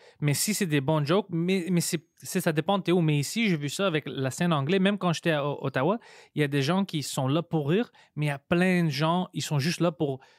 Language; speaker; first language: French; non-native, local second language; Greek